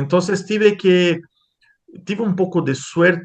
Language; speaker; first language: Spanish; non-native, fluent; Portuguese